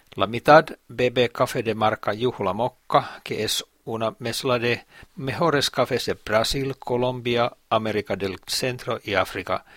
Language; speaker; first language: Spanish; non-native, fluent; Finnish